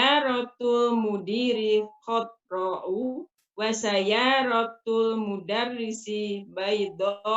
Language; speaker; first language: Arabic; non-native, learner; Indonesian